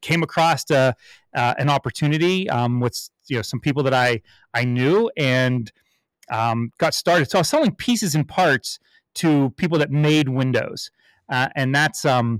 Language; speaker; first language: English; native; English